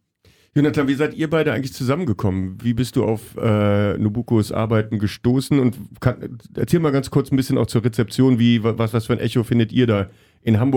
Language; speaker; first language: German; native; German